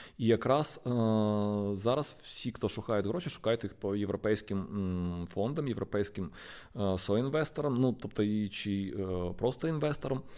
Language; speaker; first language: Ukrainian; non-native, local second language; Russian